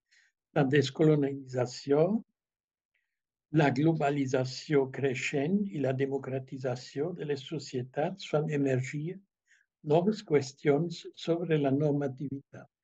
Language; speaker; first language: Catalan; non-native, fluent; German